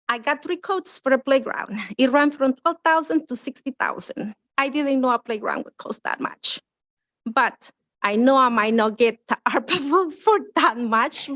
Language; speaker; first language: English; non-native, fluent; Spanish